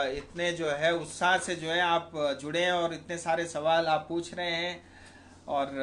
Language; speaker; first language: Hindi; non-native, local second language; Nepali